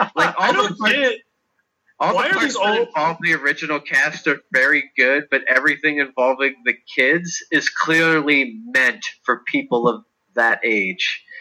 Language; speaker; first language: English; native; English